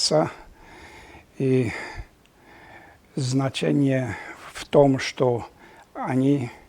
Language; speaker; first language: Russian; non-native, fluent; Hungarian